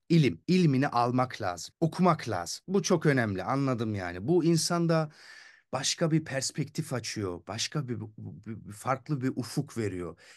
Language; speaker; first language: Turkish; early bilingual, heritage; Turkish